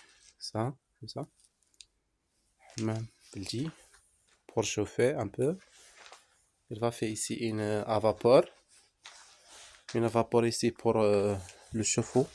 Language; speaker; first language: French; non-native, local second language; Arabic